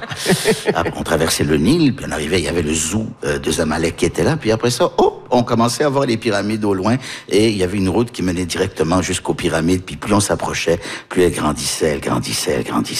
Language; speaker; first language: French; early bilingual, other home language; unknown